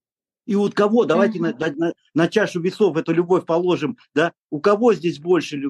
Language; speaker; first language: Russian; native; Russian